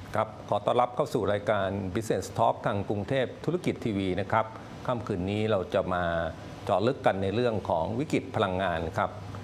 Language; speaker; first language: Thai; native; Thai